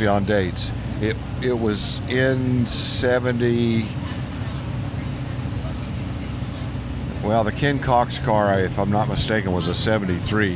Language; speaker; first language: English; native; English